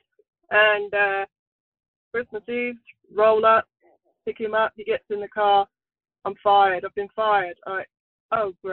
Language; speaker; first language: English; native; English